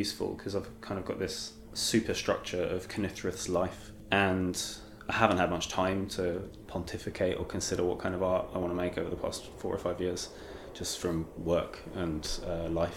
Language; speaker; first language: English; native; English